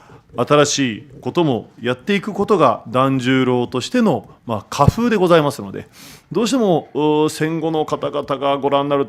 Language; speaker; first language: Japanese; native; Japanese